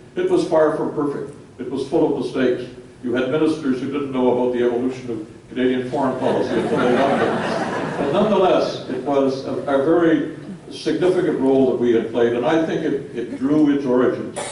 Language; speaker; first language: English; native; English